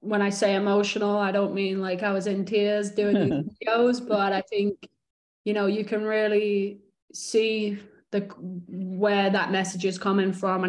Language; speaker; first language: English; native; English